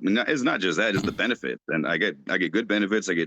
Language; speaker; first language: English; native; English